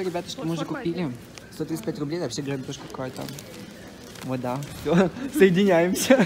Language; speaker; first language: Russian; native; Russian